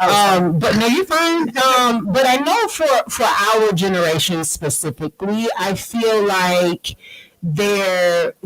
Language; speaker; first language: English; native; English